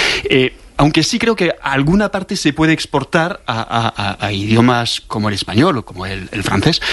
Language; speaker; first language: Spanish; non-native, fluent; French